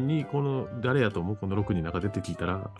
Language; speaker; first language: Japanese; native; Japanese